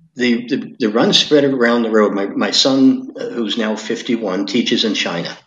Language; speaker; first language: English; native; English